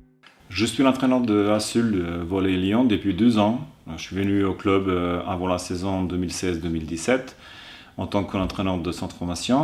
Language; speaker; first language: French; non-native, fluent; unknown